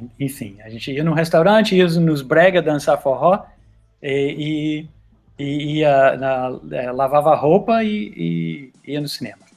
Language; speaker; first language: Portuguese; non-native, fluent; English